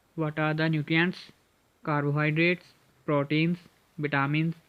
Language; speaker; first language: English; non-native, local second language; Punjabi